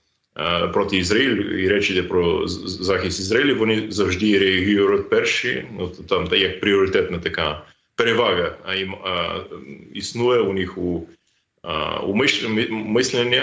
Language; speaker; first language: Ukrainian; non-native, fluent; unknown